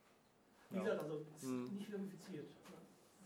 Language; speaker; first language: German; native; German